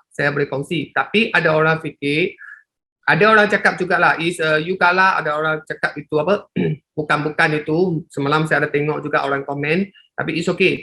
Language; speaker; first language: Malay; non-native, local second language; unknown